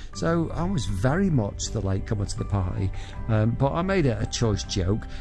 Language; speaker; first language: English; native; English